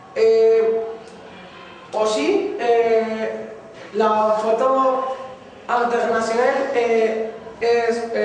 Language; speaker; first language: French; non-native, learner; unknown